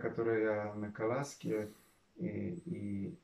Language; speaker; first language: Polish; non-native, learner; Russian